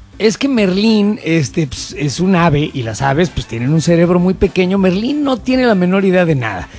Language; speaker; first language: Spanish; native; Spanish